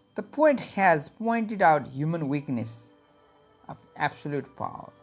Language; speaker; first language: English; non-native, local second language; Nepali